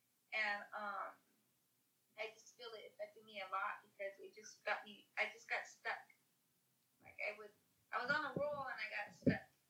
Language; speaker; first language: English; early bilingual, other home language; Spanish